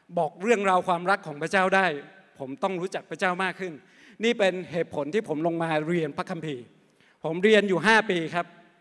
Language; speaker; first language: Thai; non-native, local second language; Akha